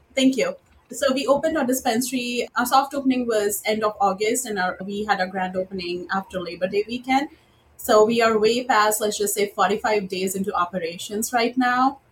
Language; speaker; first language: English; non-native, local second language; Marathi